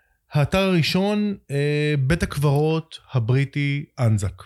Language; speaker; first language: Hebrew; native; Hebrew